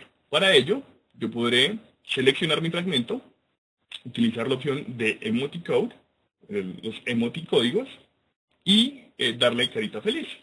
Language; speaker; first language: Spanish; native; Spanish